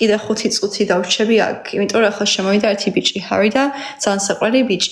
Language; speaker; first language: Georgian; early bilingual, heritage; Georgian